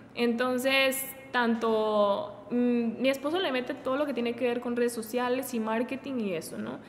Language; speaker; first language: Spanish; native; Spanish